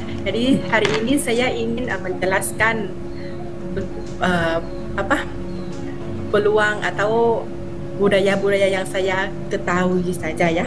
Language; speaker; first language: Indonesian; non-native, fluent; Thai